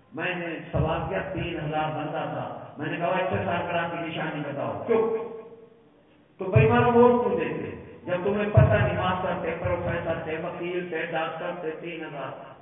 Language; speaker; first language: Urdu; non-native, local second language; Punjabi